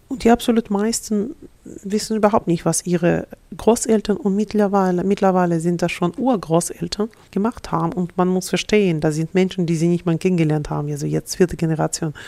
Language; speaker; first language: German; non-native, fluent; Russian